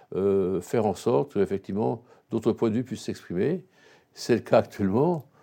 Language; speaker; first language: French; native; French